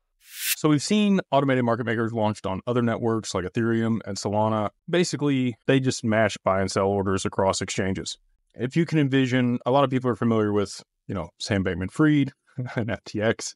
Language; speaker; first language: English; native; English